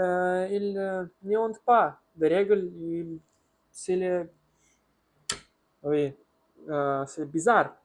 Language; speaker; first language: French; non-native, learner; Russian